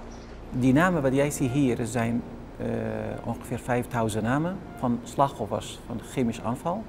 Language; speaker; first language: Dutch; non-native, learner; Kurdish